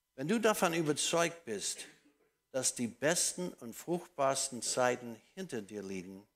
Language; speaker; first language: German; non-native, fluent; English